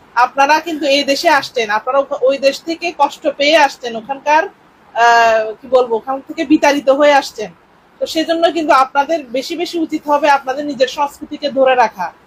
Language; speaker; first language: Bangla; non-native, local second language; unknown